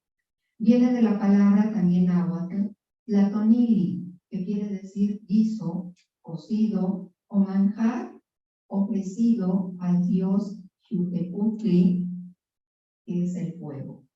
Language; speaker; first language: Spanish; native; Spanish